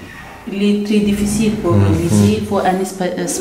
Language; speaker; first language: French; non-native, local second language; Arabic